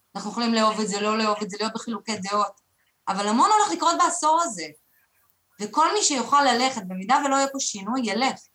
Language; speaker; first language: Hebrew; native; Hebrew